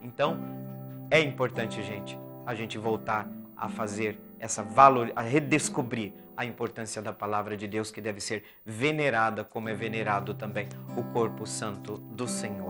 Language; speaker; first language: Portuguese; native; Portuguese